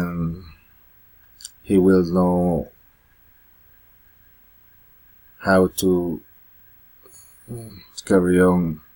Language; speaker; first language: English; non-native, learner; Spanish